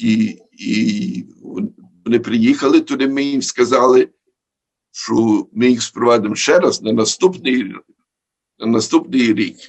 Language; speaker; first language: Ukrainian; early bilingual, heritage; Ukrainian